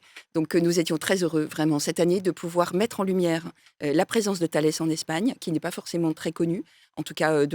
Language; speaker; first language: French; native; French